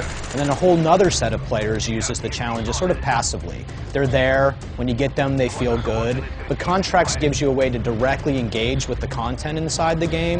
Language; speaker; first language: English; native; English